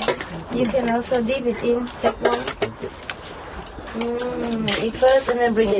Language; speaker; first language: English; non-native, fluent; Vietnamese